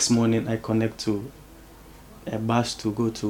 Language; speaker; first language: English; non-native, local second language; Ewe